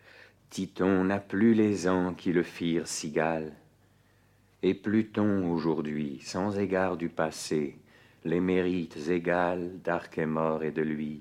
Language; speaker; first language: French; native; French